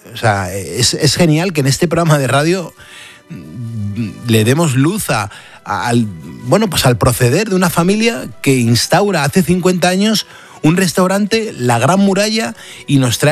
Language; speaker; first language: Spanish; native; Spanish